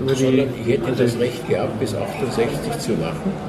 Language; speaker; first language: German; native; German